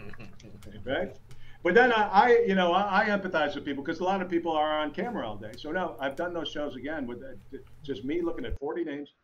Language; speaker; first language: English; native; English